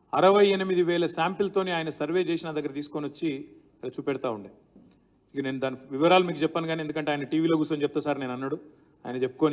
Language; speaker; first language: Telugu; native; Telugu